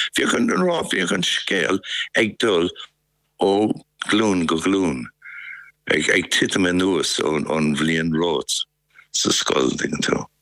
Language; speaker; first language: Irish; native; Irish